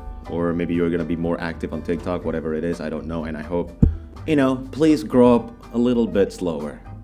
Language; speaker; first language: English; non-native, fluent; Indonesian